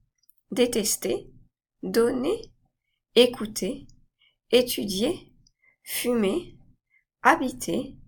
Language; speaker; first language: French; non-native, fluent; English